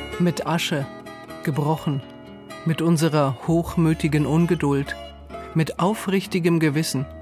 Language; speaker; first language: German; native; German